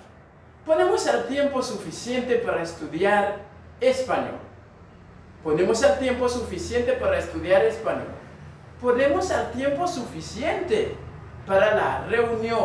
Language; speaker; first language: Spanish; non-native, learner; Haitian Creole